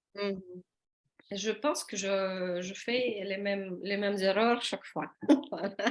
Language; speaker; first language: French; non-native, learner; Russian